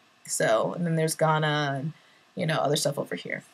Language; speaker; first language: English; native; English